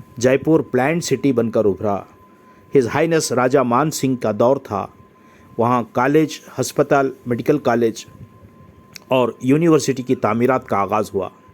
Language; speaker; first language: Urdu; native; Urdu